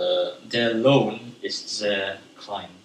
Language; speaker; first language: German; non-native, learner; English